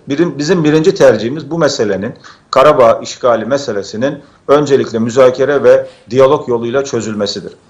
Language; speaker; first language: Turkish; native; Turkish